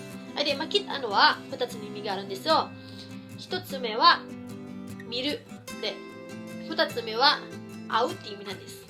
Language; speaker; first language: Japanese; non-native, fluent; Cebuano